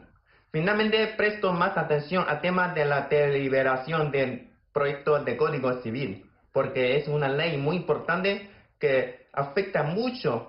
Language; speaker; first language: Spanish; non-native, fluent; Chinese